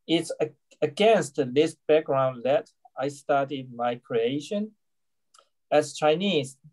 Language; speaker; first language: English; non-native, learner; Chinese